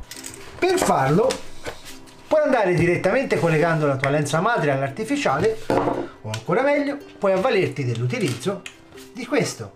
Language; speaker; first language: Italian; native; Italian